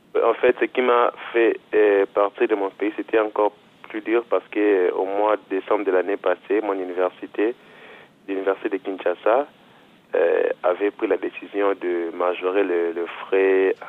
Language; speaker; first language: French; non-native, local second language; Lingala